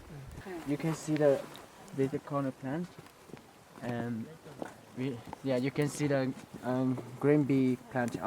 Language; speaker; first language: English; non-native, learner; Hmong